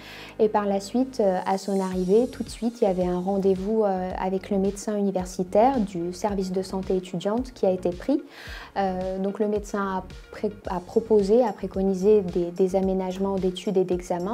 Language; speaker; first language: French; native; French